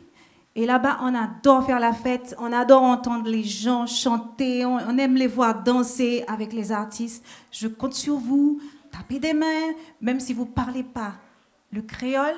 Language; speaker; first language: French; native; French